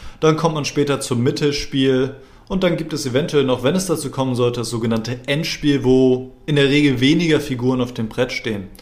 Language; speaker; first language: German; native; German